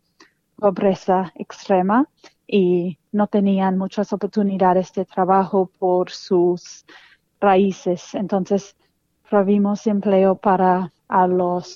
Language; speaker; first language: Spanish; non-native, fluent; English